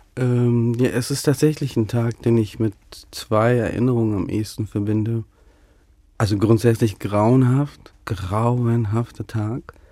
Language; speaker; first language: German; early bilingual, other home language; Russian